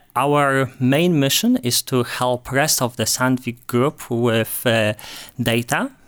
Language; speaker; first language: English; non-native, fluent; Polish